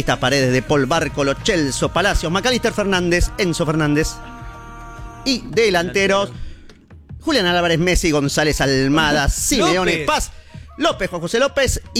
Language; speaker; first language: Spanish; native; Spanish